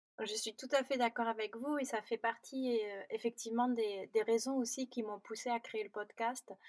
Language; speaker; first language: French; native; French